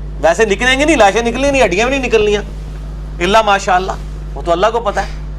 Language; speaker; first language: Urdu; non-native, local second language; Punjabi